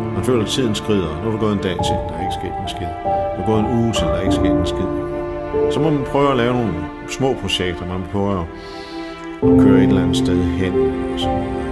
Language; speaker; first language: Danish; native; Danish